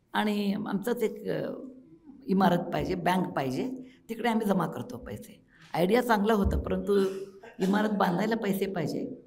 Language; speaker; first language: Marathi; non-native, local second language; Kannada